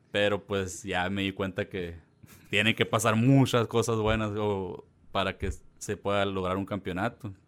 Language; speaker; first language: Spanish; early bilingual, heritage; Spanish